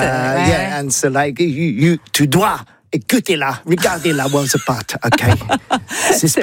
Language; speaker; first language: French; non-native, learner; English